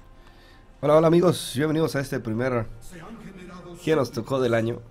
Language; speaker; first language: Spanish; native; Spanish